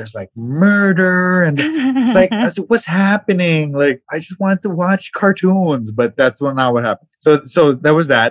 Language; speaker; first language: English; non-native, local second language; Cebuano